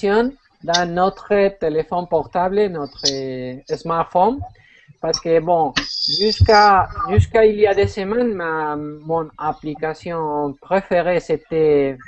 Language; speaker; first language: French; non-native, fluent; Spanish